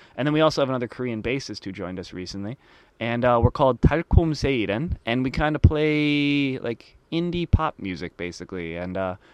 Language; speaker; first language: English; native; English